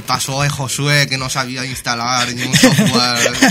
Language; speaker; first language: Spanish; non-native, fluent; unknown